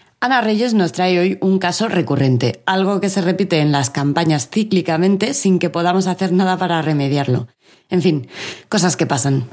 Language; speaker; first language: Spanish; native; Spanish